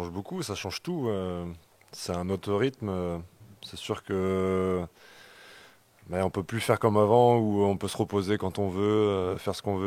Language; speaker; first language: French; native; French